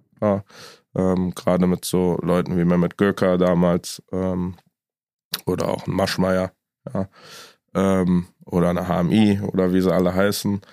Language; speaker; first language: German; native; German